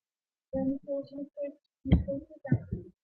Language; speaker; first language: Portuguese; non-native, fluent; Spanish